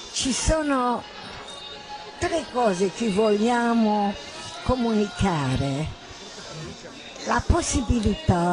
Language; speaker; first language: Italian; non-native, fluent; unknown